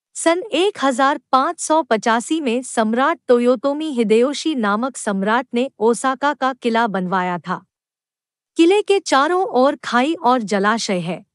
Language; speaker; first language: Hindi; non-native, local second language; Kannada